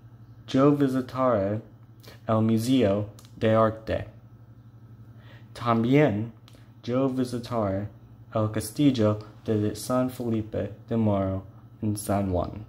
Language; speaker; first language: Spanish; non-native, learner; English